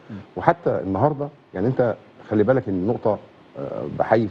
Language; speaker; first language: Arabic; native; Arabic